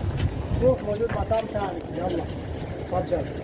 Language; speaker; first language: Arabic; non-native, learner; Bangla